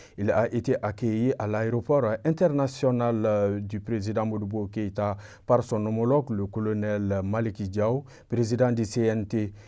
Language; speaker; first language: French; non-native, local second language; Bambara